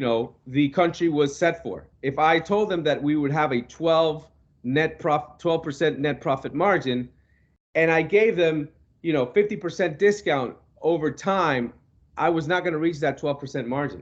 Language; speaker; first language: English; non-native, local second language; Spanish